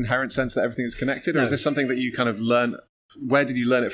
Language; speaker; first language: English; native; English